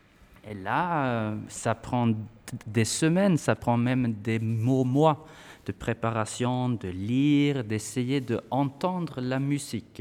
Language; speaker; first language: French; non-native, fluent; Swedish